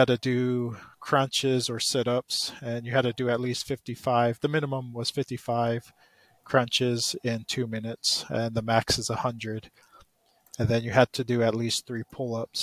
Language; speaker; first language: English; native; English